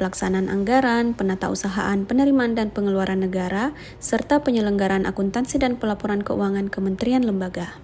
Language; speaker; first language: Indonesian; native; Indonesian